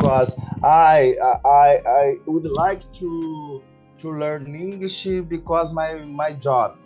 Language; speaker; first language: English; non-native, learner; Portuguese